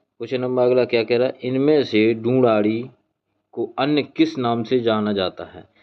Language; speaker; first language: Hindi; native; Hindi